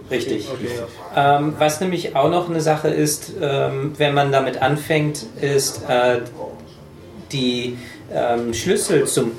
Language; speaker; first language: German; native; German